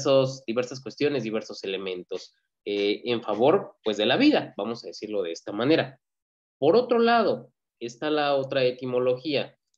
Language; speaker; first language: Spanish; native; Spanish